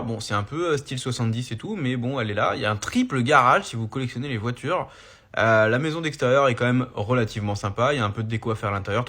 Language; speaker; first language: French; native; French